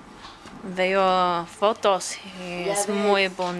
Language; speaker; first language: Spanish; non-native, learner; English